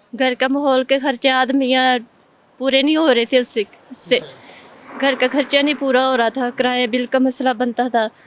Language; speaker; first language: Urdu; non-native, local second language; Punjabi